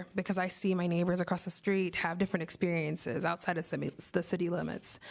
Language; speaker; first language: English; native; English